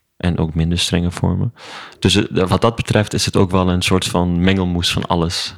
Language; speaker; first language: Dutch; early bilingual, other home language; Kurdish